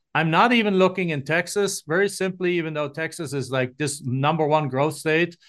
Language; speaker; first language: English; non-native, fluent; German